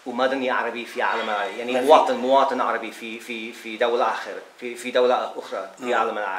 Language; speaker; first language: Arabic; non-native, learner; English